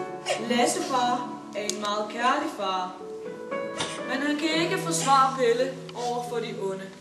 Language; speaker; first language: Danish; non-native, learner; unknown